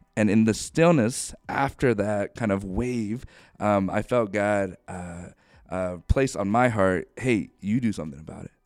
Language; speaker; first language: English; native; English